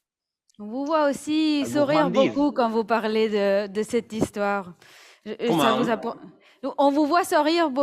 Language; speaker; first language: French; non-native, fluent; Spanish